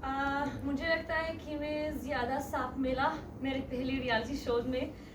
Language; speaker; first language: Hindi; non-native, learner; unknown